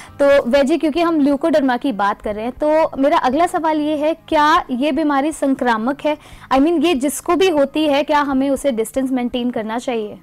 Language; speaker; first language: Hindi; native; Hindi